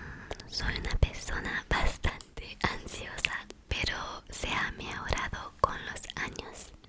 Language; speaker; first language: Spanish; non-native, fluent; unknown